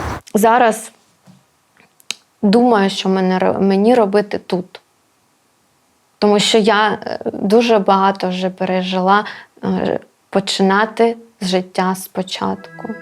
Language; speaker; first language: Ukrainian; non-native, local second language; Russian